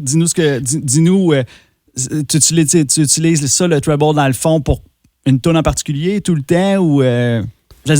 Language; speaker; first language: French; native; French